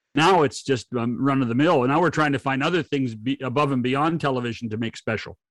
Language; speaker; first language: English; native; English